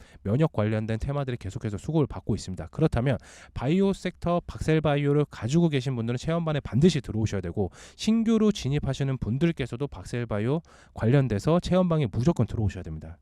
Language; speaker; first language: Korean; native; Korean